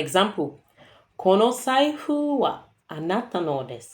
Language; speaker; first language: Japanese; non-native, fluent; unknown